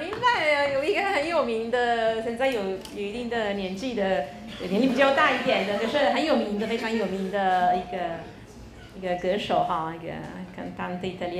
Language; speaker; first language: Italian; non-native, fluent; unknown